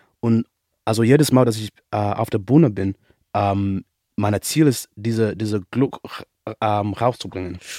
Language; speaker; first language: German; non-native, learner; English